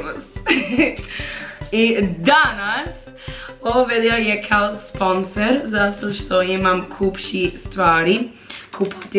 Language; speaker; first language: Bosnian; non-native, learner; English